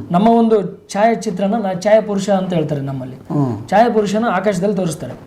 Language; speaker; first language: Kannada; native; Kannada